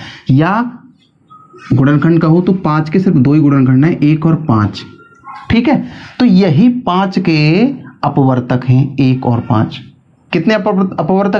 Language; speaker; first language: Hindi; native; Hindi